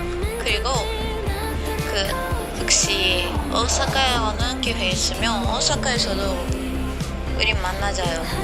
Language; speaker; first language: Korean; non-native, fluent; Japanese